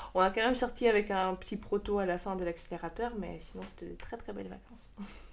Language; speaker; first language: French; non-native, fluent; Russian